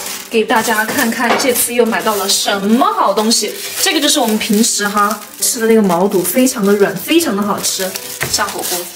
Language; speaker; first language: Chinese; native; Chinese